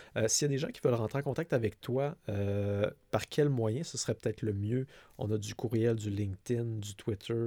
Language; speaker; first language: French; native; French